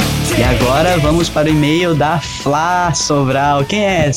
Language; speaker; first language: Portuguese; native; Portuguese